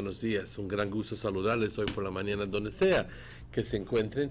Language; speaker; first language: Spanish; native; Spanish